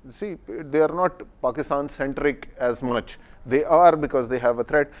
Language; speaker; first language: English; non-native, local second language; Urdu